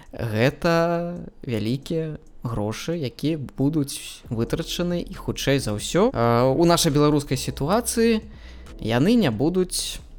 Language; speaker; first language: Belarusian; non-native, local second language; Russian